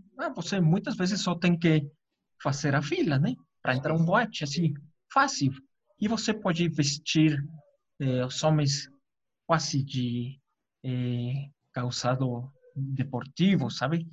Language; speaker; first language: Portuguese; non-native, fluent; Spanish